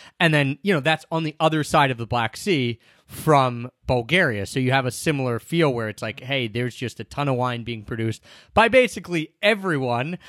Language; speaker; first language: English; native; English